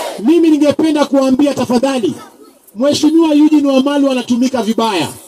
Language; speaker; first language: Swahili; non-native, local second language; Luyia